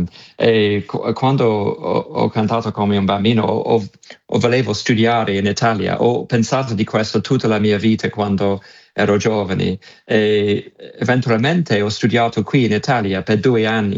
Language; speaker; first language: Italian; non-native, fluent; English